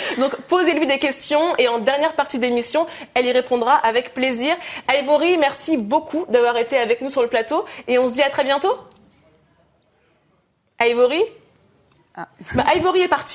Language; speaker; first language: French; native; French